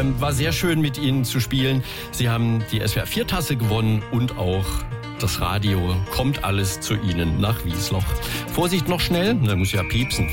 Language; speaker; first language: German; native; German